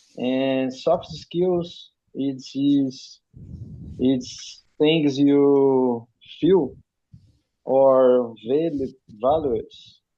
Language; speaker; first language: English; non-native, learner; Portuguese